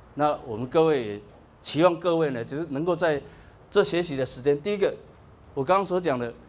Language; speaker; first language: Chinese; native; Chinese